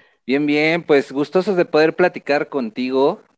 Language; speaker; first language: Spanish; native; Spanish